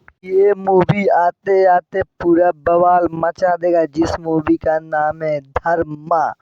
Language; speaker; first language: Hindi; non-native, local second language; Bhojpuri